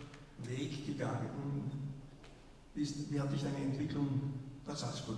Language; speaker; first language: German; native; German